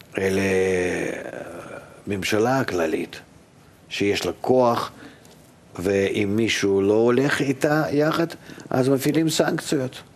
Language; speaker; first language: Hebrew; non-native, fluent; Russian